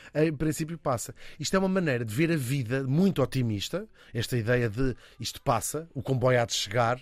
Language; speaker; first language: Portuguese; native; Portuguese